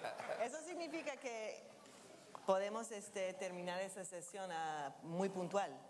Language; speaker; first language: Spanish; non-native, fluent; English